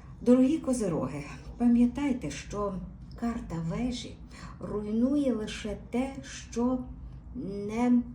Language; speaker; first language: Ukrainian; native; Ukrainian